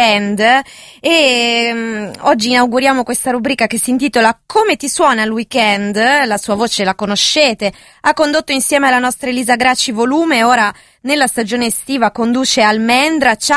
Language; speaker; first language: Italian; native; Italian